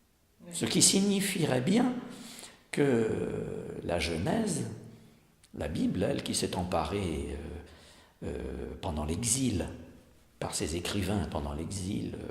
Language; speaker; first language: French; native; French